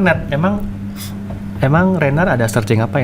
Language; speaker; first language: Indonesian; native; Indonesian